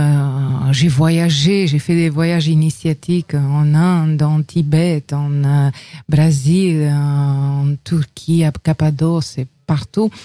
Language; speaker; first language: French; non-native, fluent; Romanian